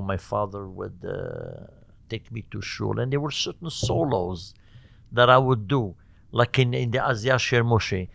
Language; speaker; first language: English; non-native, fluent; Arabic